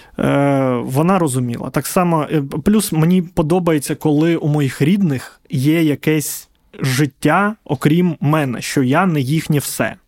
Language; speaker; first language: Ukrainian; non-native, local second language; Russian